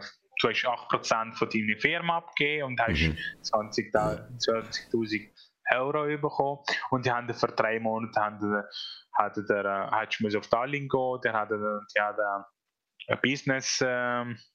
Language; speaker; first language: German; non-native, fluent; Italian